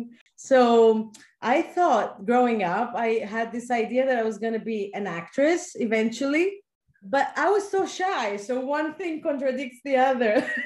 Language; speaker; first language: English; non-native, fluent; Greek